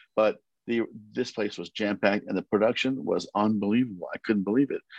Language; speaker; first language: English; early bilingual, other home language; Korean